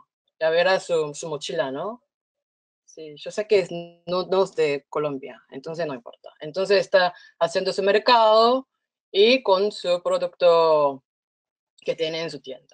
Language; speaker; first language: Spanish; non-native, fluent; Korean